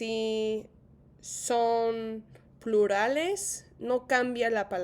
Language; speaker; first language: Spanish; non-native, fluent; English